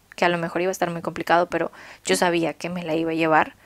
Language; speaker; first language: Spanish; native; Spanish